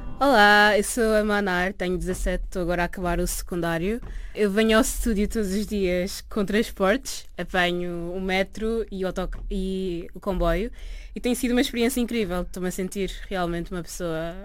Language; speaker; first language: Portuguese; early bilingual, other home language; Arabic